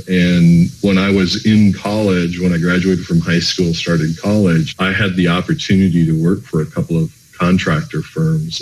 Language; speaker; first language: English; native; English